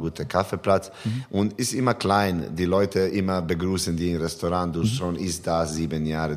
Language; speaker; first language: German; non-native, learner; Serbian